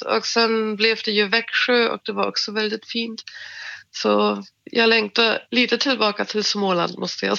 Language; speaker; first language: Swedish; non-native, fluent; German